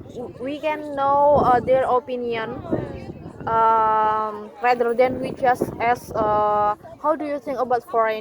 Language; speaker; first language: English; non-native, learner; Indonesian